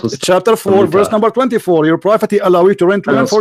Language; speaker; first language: English; non-native, local second language; Arabic